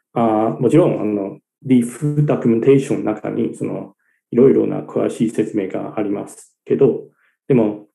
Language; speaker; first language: Japanese; non-native, learner; Chinese